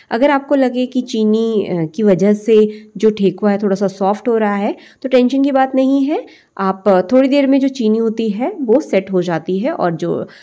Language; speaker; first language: Hindi; native; Hindi